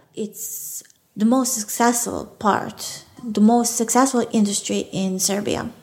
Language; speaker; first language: English; non-native, fluent; Serbian